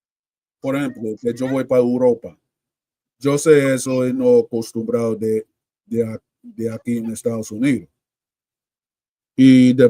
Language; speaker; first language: Spanish; early bilingual, heritage; Spanish